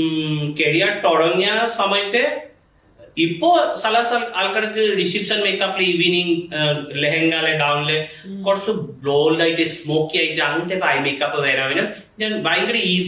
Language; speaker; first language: Malayalam; non-native, fluent; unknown